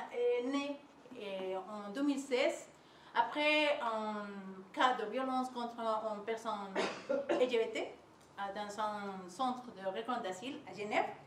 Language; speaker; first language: French; non-native, learner; Spanish